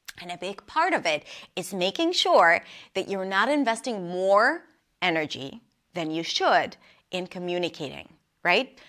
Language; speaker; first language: English; non-native, fluent; Hebrew